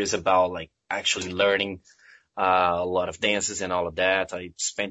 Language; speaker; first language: English; non-native, fluent; Portuguese